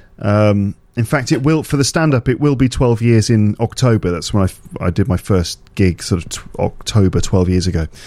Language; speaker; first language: English; native; English